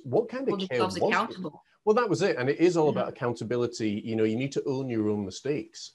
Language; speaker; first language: English; native; English